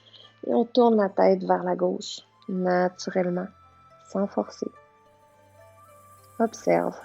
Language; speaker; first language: French; native; French